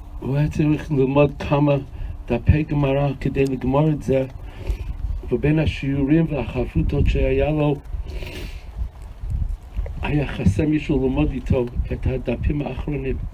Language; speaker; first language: Hebrew; non-native, fluent; English